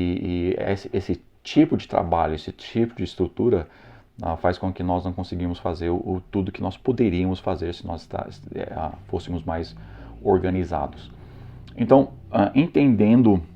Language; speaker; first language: Portuguese; non-native, fluent; English